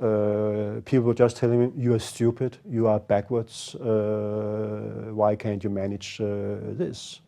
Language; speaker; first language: English; non-native, fluent; Danish